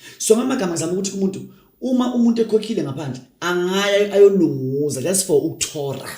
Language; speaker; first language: Zulu; non-native, local second language; Northern Sotho